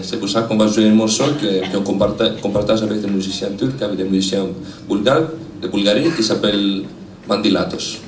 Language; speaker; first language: French; non-native, learner; Greek